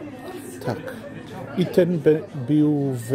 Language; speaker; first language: Polish; non-native, learner; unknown